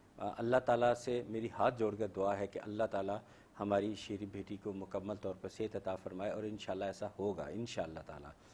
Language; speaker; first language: Urdu; native; Urdu